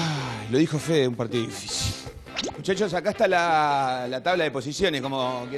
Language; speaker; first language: Spanish; native; Spanish